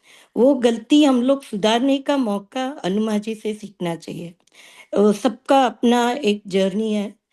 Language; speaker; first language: Hindi; non-native, local second language; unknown